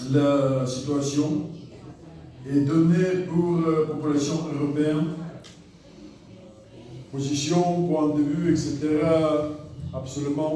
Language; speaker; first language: French; non-native, learner; Russian